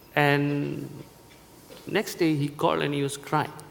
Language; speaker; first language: English; non-native, local second language; Hindi